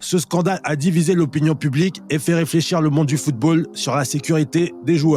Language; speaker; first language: French; native; French